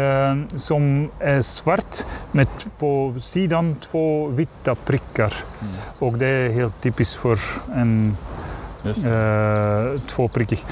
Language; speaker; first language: Swedish; non-native, learner; Dutch